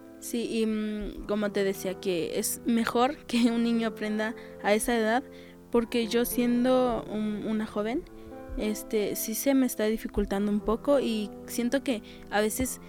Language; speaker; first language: Spanish; non-native, local second language; Tzotzil